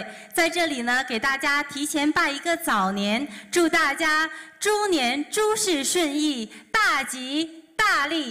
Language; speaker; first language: Chinese; native; Chinese